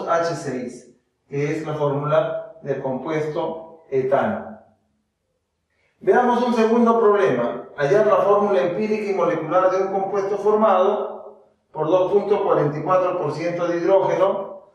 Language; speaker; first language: Spanish; native; Spanish